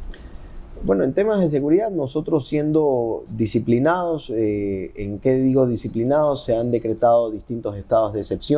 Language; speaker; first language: Spanish; native; Spanish